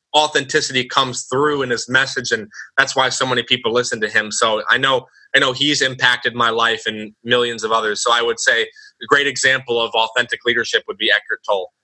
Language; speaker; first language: English; native; English